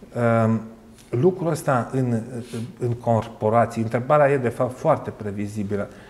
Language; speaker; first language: Romanian; native; Romanian